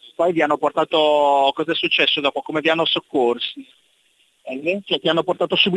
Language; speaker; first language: Italian; native; Italian